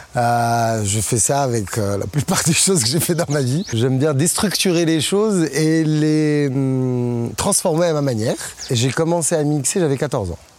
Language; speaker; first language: French; non-native, local second language; Arabic